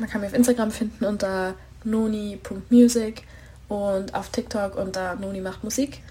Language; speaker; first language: German; native; German